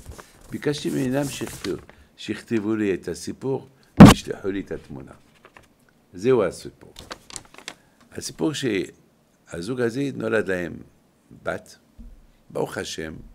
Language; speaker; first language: Hebrew; non-native, fluent; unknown